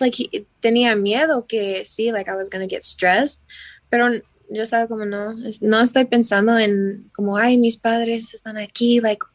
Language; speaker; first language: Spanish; non-native, learner; English